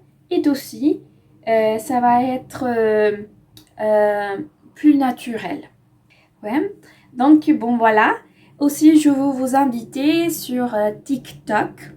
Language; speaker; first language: French; non-native, fluent; Spanish